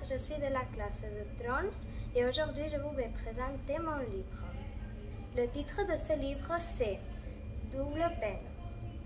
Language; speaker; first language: French; non-native, learner; Catalan